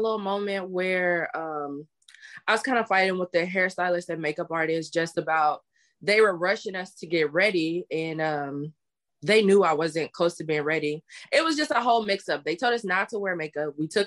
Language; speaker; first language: English; native; English